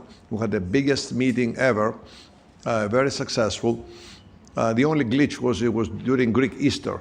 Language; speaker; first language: English; non-native, fluent; Greek